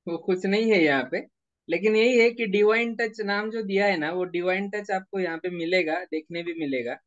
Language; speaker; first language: Hindi; non-native, local second language; Marathi